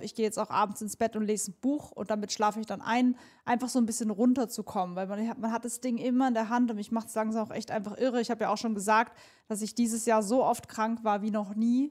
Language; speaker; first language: German; native; German